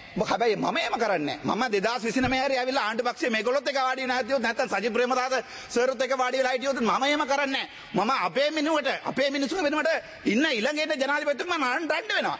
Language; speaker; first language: Sinhala; non-native, local second language; Tamil